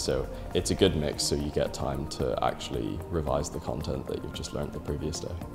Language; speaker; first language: English; native; English